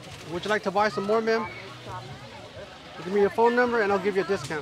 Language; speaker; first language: English; early bilingual, other home language; Khmer